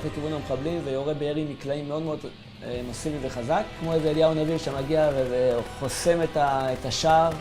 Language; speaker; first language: Hebrew; native; Hebrew